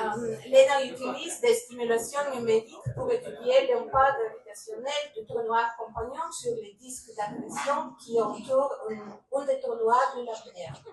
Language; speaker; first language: French; non-native, learner; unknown